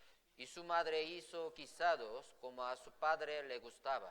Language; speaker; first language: Spanish; non-native, fluent; Korean